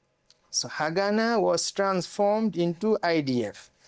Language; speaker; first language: English; non-native, local second language; Bangla